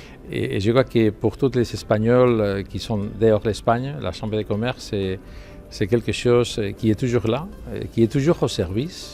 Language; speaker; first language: French; non-native, fluent; Spanish